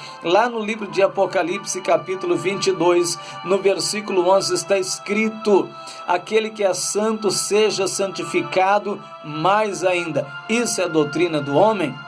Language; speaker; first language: Portuguese; native; Portuguese